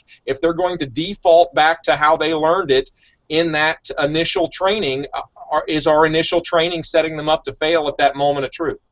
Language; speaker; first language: English; native; English